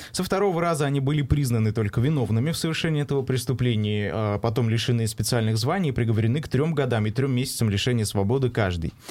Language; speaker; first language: Russian; native; Russian